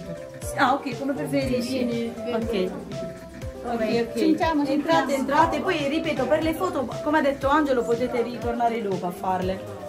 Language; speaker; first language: Italian; native; Italian